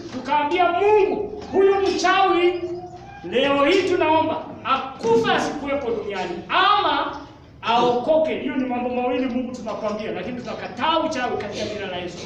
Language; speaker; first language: Swahili; non-native, local second language; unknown